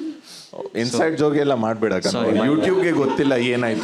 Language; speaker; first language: Kannada; non-native, learner; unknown